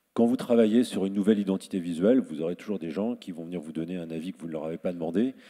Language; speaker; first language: French; native; French